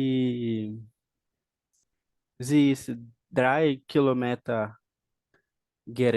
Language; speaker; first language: German; non-native, learner; Portuguese